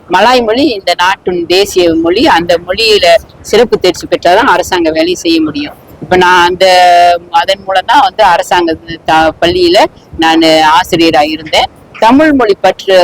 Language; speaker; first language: Tamil; early bilingual, heritage; Tamil